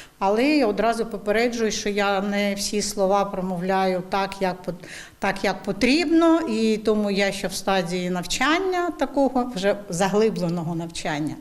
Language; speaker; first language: Ukrainian; non-native, local second language; Russian